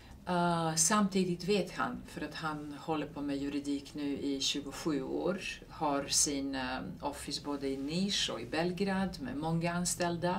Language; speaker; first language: Swedish; non-native, fluent; Serbian